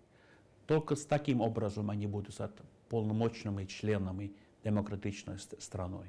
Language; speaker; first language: Russian; non-native, fluent; Finnish